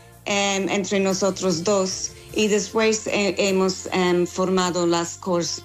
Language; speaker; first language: Spanish; non-native, fluent; English